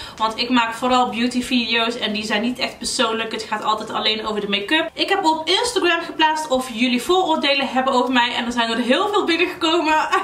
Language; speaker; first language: Dutch; early bilingual, other home language; Arabic